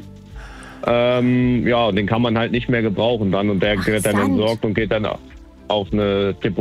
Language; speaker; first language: German; native; German